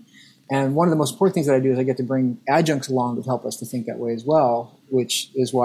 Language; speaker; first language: English; native; English